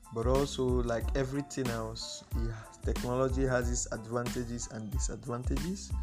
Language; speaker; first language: English; non-native, local second language; Igbo